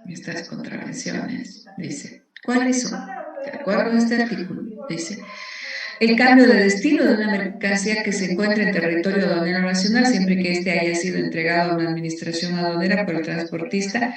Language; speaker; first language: Spanish; native; Spanish